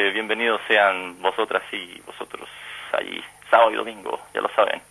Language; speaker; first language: Spanish; native; Spanish